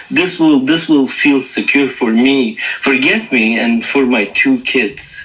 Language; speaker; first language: English; non-native, learner; Turkish